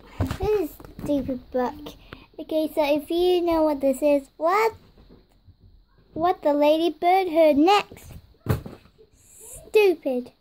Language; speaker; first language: English; native; English